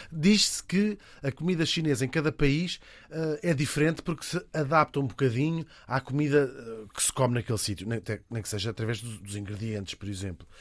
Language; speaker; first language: Portuguese; native; Portuguese